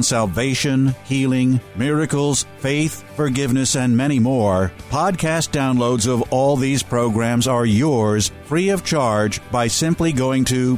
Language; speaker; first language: English; native; English